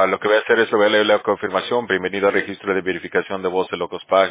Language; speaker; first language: Spanish; native; Spanish